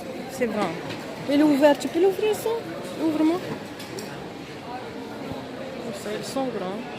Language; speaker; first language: French; non-native, fluent; Arabic